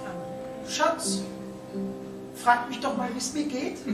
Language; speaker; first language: German; native; German